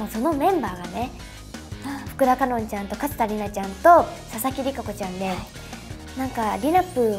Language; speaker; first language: Japanese; native; Japanese